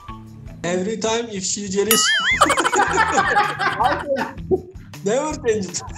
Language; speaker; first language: English; non-native, learner; Turkish